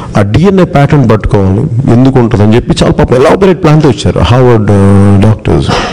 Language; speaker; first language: Telugu; native; Telugu